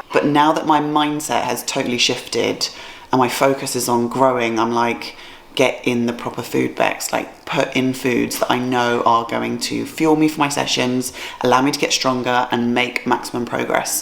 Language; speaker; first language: English; native; English